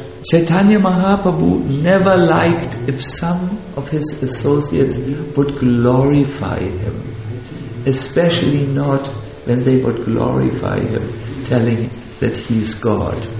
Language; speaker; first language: English; non-native, fluent; German